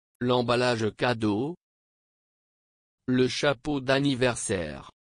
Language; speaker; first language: French; non-native, fluent; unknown